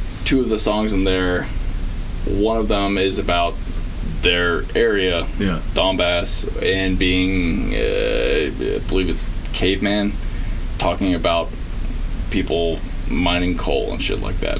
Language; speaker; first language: English; native; English